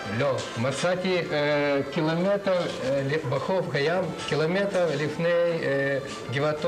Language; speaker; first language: Hebrew; non-native, learner; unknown